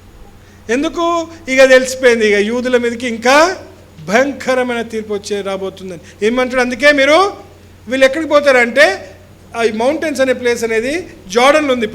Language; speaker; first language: Telugu; native; Telugu